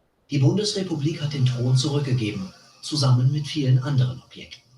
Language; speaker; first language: German; native; German